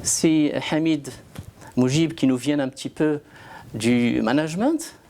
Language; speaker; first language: French; non-native, local second language; Arabic